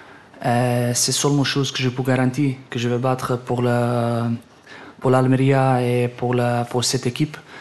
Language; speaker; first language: French; non-native, learner; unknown